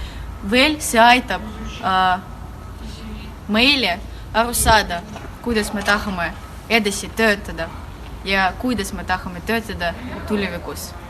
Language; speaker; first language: Estonian; non-native, local second language; Russian